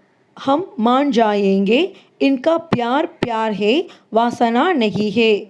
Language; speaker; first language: Hindi; non-native, local second language; Tamil